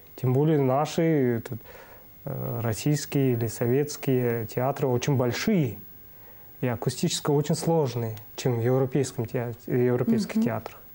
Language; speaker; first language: Russian; non-native, local second language; Buriat